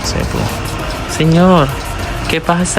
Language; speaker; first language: Spanish; non-native, learner; Filipino